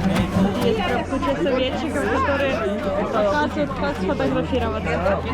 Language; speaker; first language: Russian; native; Russian